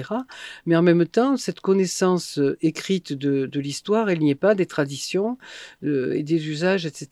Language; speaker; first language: French; native; French